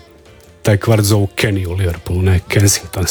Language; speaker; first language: Serbian; native; Serbian